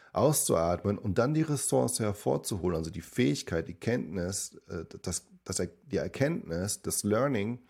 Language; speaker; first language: German; native; German